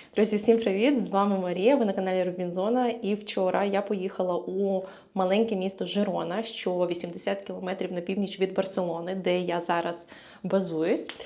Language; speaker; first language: Ukrainian; native; Ukrainian